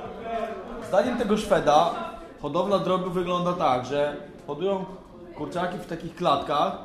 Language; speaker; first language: Polish; native; Polish